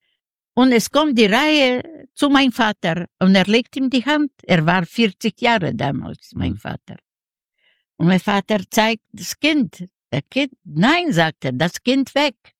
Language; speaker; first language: German; non-native, learner; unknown